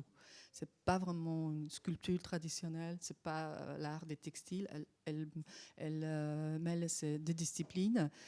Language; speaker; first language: French; non-native, fluent; Polish